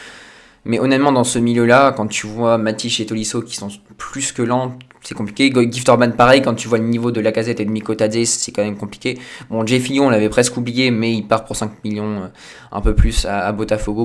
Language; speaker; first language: French; native; French